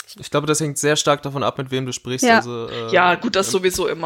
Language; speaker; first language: German; native; German